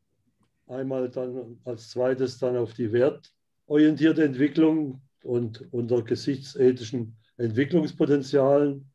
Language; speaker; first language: German; native; German